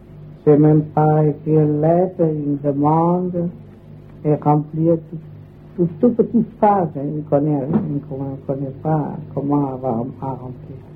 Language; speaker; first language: French; non-native, learner; Vietnamese